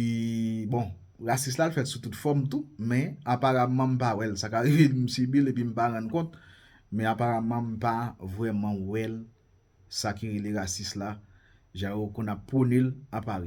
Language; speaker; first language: French; non-native, local second language; Haitian Creole